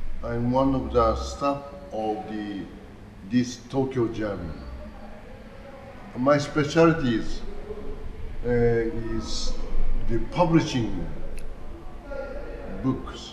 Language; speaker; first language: English; non-native, learner; Japanese